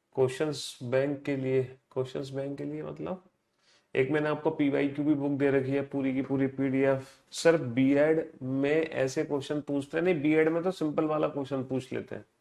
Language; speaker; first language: Hindi; native; Hindi